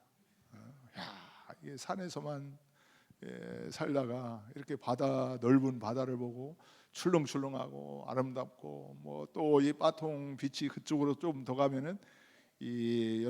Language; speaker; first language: Korean; native; Korean